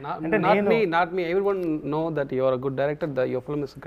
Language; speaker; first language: Telugu; non-native, local second language; Tamil